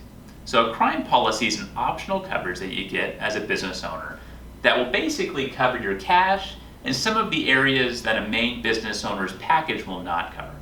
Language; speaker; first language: English; native; English